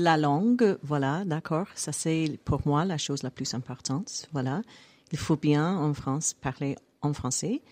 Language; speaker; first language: French; non-native, fluent; English